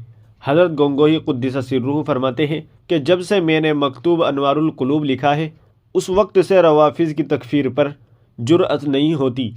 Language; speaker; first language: Urdu; native; Urdu